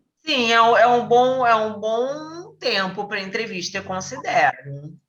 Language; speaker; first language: Portuguese; native; Portuguese